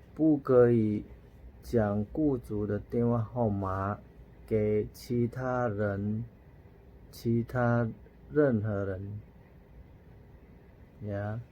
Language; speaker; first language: Chinese; non-native, fluent; Indonesian